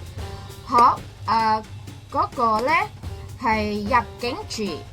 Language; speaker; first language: Cantonese; non-native, fluent; Indonesian